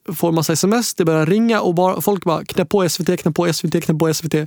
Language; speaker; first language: Swedish; native; Swedish